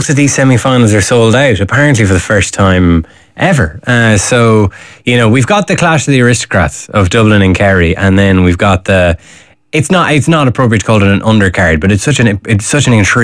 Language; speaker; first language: English; native; English